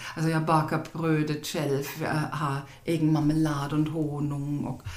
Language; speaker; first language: Swedish; non-native, fluent; German